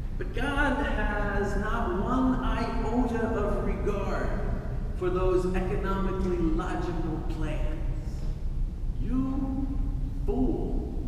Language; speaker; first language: English; native; English